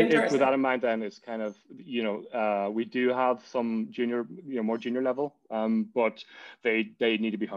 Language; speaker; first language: English; native; English